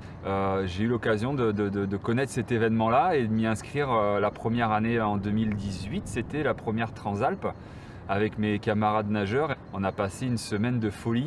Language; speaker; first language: French; native; French